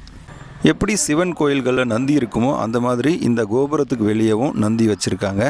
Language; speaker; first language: Tamil; native; Tamil